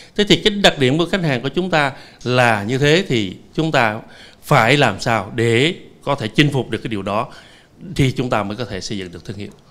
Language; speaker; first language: Vietnamese; native; Vietnamese